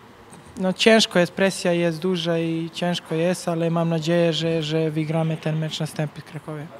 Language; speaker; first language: Polish; non-native, learner; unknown